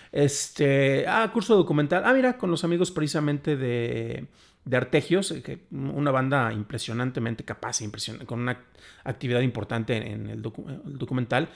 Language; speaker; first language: Spanish; native; Spanish